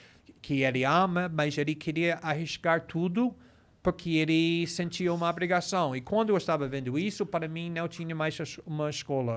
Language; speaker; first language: Portuguese; non-native, fluent; English